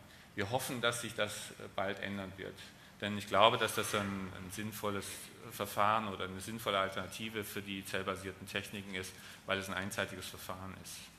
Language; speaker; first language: German; native; German